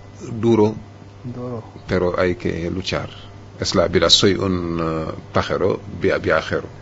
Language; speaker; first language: Spanish; non-native, fluent; Wolof